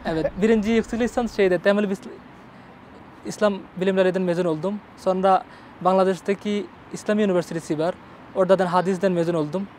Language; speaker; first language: Turkish; non-native, learner; Bangla